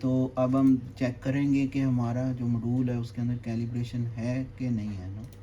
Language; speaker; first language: Urdu; non-native, local second language; Punjabi